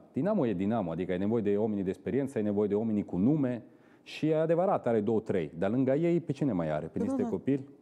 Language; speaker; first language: Romanian; non-native, fluent; Italian